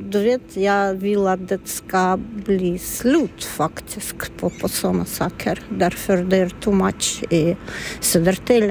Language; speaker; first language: Swedish; non-native, learner; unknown